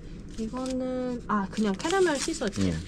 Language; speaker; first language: Korean; non-native, fluent; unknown